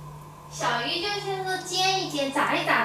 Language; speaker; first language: Chinese; native; Chinese